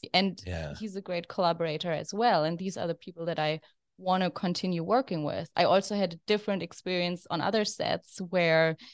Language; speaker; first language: English; non-native, fluent; German